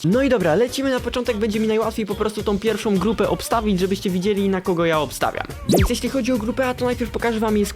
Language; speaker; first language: Polish; native; Polish